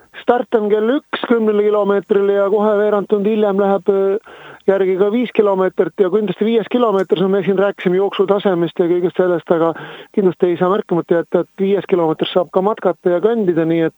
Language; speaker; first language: Estonian; native; Estonian